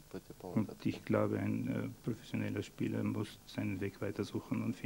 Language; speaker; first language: German; non-native, fluent; Bulgarian